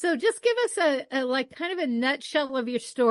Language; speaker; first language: English; native; English